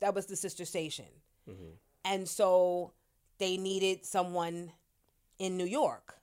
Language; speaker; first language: English; native; English